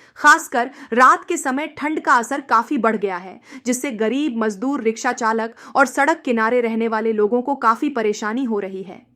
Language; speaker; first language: Hindi; native; Hindi